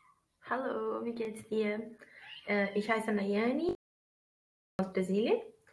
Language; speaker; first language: German; non-native, fluent; Portuguese